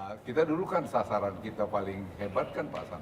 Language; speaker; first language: Indonesian; native; Indonesian